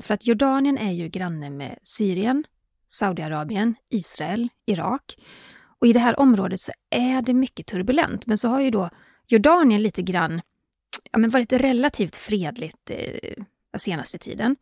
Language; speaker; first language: Swedish; native; Swedish